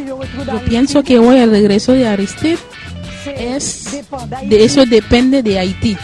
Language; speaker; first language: Spanish; non-native, fluent; French